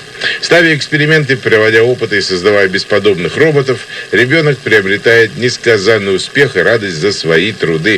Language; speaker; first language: Russian; native; Russian